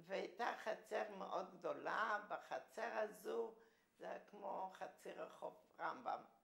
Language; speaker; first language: Hebrew; early bilingual, other home language; Romanian